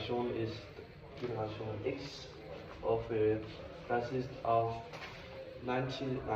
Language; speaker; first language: German; non-native, learner; Danish